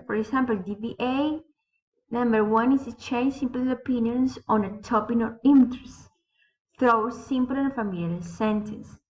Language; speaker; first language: English; non-native, learner; Spanish